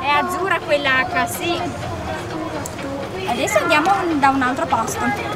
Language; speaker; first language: Italian; native; Italian